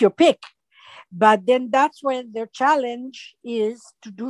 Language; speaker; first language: English; non-native, fluent; Spanish